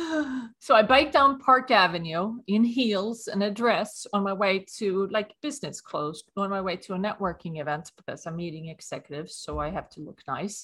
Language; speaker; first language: English; non-native, fluent; Swedish